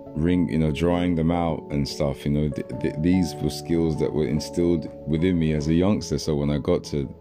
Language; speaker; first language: English; native; English